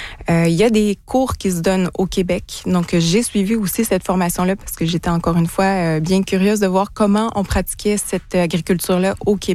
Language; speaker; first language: French; native; French